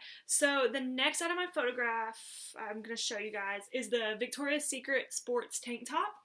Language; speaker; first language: English; native; English